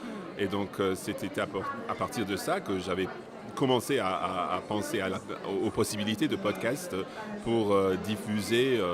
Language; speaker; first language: French; non-native, fluent; English